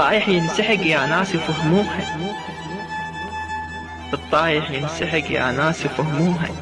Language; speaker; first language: Arabic; native; Arabic